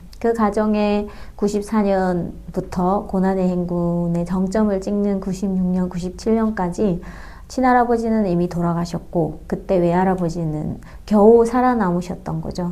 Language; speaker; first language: Korean; native; Korean